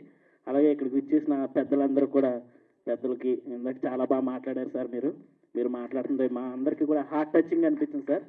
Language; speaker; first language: Telugu; native; Telugu